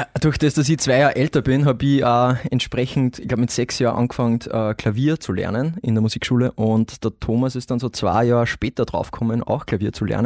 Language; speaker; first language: German; native; German